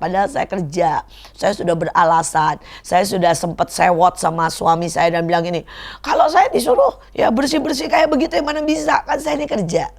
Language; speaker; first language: Indonesian; native; Indonesian